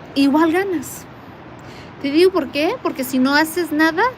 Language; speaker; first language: Spanish; early bilingual, heritage; Spanish